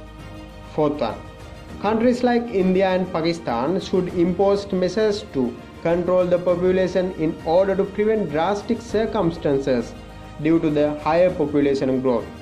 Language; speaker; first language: English; non-native, local second language; Sinhala